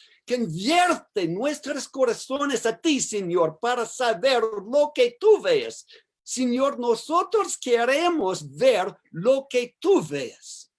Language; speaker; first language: Spanish; non-native, learner; English